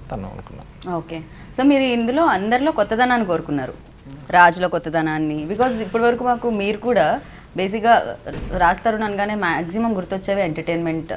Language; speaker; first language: Telugu; native; Telugu